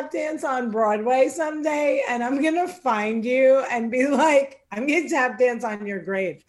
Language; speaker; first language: English; native; English